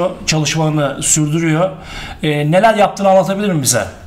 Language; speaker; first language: Turkish; native; Turkish